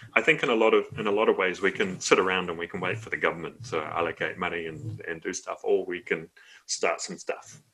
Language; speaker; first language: English; native; English